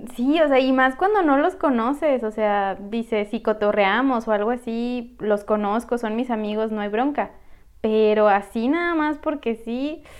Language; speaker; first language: Spanish; native; Spanish